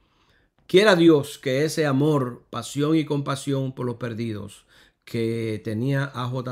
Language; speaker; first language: Spanish; native; Spanish